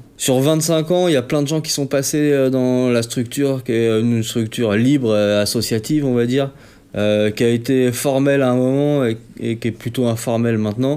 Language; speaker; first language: French; native; French